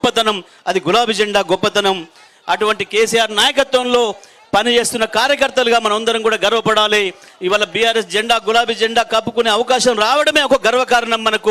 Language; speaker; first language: Telugu; native; Telugu